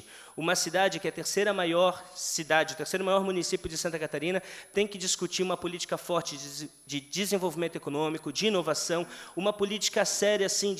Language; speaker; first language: Portuguese; native; Portuguese